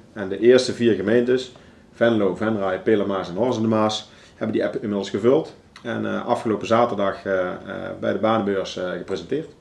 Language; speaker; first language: Dutch; native; Dutch